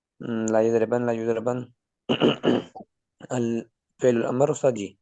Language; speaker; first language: Arabic; non-native, learner; Urdu